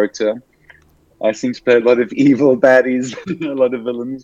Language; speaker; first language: English; native; English